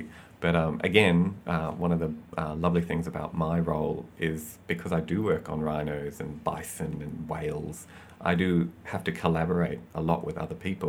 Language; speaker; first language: English; native; English